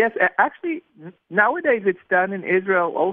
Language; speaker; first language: English; non-native, fluent; Hebrew